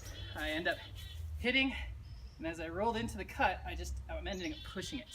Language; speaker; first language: English; native; English